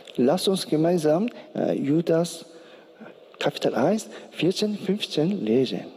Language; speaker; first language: German; non-native, learner; Korean